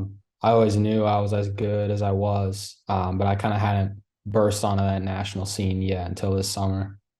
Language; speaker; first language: English; native; English